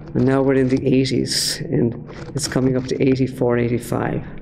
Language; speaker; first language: English; native; English